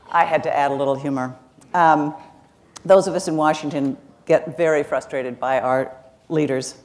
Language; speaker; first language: English; native; English